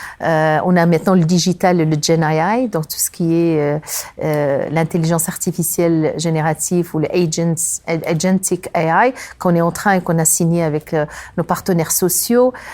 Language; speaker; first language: French; non-native, local second language; Arabic